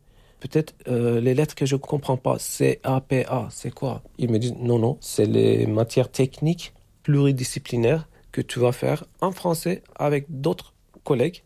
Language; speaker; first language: French; non-native, fluent; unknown